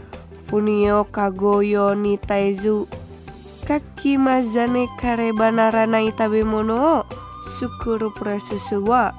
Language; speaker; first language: Japanese; non-native, fluent; Indonesian